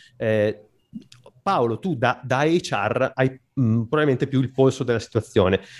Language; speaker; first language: Italian; native; Italian